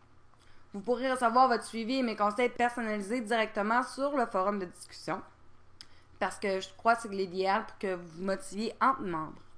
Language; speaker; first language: French; native; French